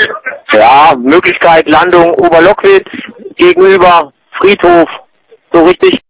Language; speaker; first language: German; native; German